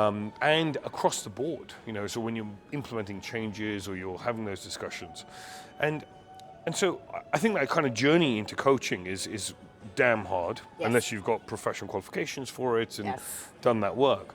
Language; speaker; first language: English; native; English